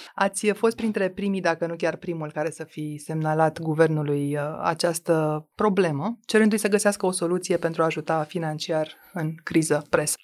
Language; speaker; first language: Romanian; native; Romanian